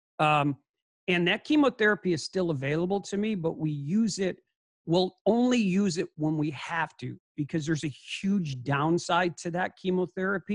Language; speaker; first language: English; native; English